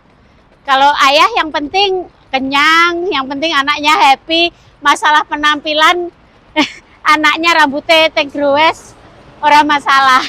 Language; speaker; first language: Indonesian; native; Indonesian